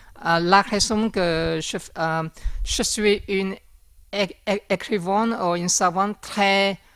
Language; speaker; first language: French; non-native, learner; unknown